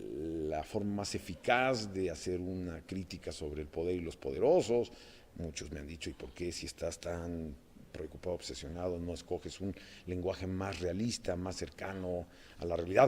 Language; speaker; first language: Spanish; native; Spanish